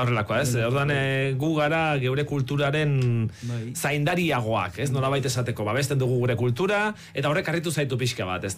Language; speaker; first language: Basque; native; Basque